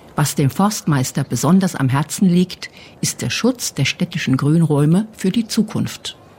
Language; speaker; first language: German; native; German